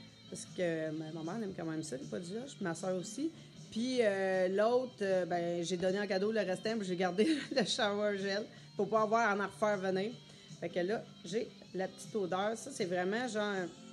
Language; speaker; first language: French; native; French